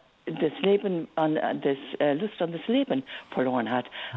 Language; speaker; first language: German; non-native, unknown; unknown